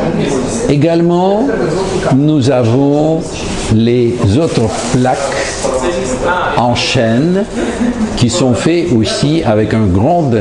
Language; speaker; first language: French; non-native, fluent; Russian